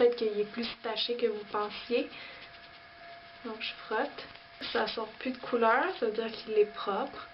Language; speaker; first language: French; native; French